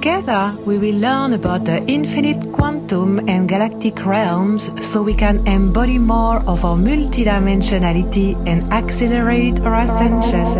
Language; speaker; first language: English; non-native, fluent; French